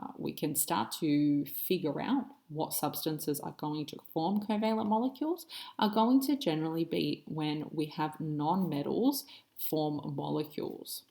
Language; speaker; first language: English; native; English